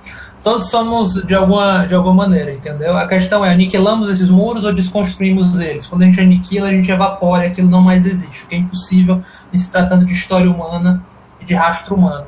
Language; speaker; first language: Portuguese; native; Portuguese